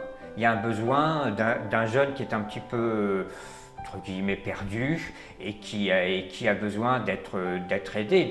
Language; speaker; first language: French; native; French